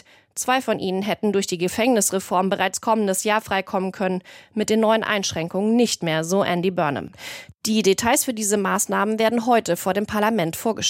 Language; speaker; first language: German; native; German